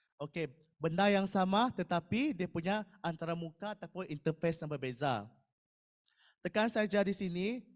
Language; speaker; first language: Malay; non-native, local second language; Iban